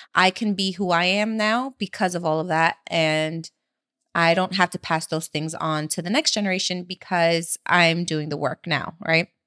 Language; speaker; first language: English; early bilingual, other home language; Spanish